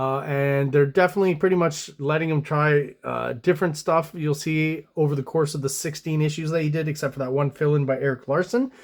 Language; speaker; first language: English; native; English